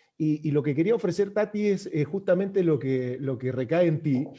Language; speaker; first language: Spanish; native; Spanish